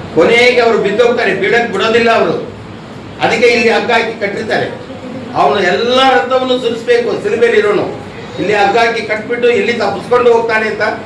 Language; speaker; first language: Kannada; non-native, local second language; Telugu